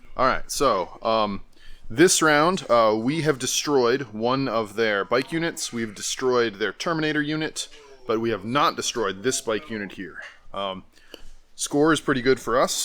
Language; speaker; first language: English; native; English